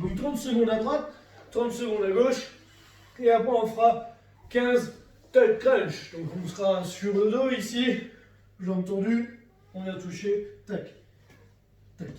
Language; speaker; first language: French; native; French